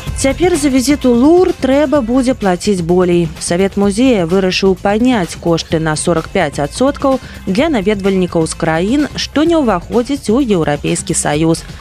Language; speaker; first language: Belarusian; native; Belarusian